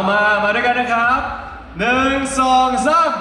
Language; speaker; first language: Thai; native; Thai